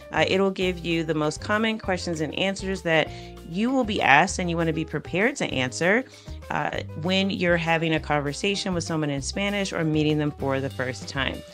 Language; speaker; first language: English; native; English